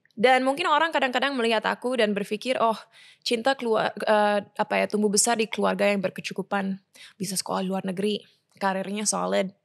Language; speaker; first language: Indonesian; early bilingual, heritage; Indonesian